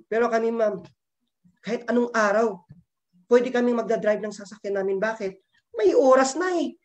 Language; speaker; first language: Filipino; non-native, local second language; Cebuano